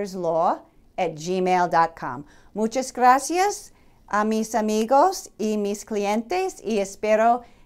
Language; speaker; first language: Spanish; non-native, fluent; English